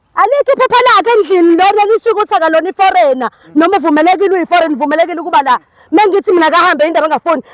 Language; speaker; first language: Zulu; native; Zulu